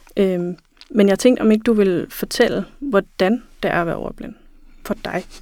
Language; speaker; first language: Danish; native; Danish